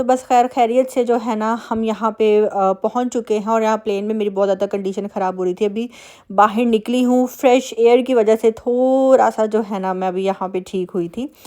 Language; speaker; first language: Urdu; native; Urdu